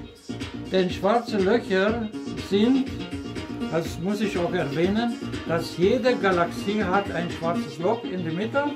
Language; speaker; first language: German; non-native, fluent; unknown